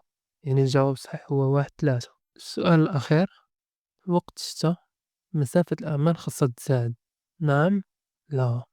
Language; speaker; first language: Arabic; native; Arabic